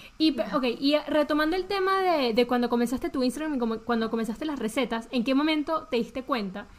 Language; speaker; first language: Spanish; early bilingual, heritage; Spanish